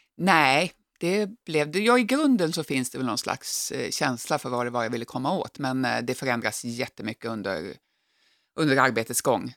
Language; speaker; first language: Swedish; native; Swedish